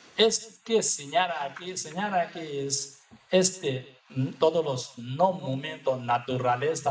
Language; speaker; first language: Spanish; non-native, learner; Tibetan